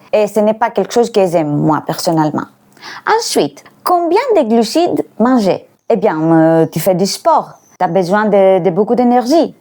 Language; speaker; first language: French; non-native, fluent; Greek